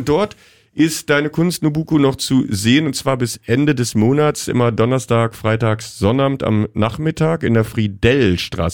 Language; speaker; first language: German; native; German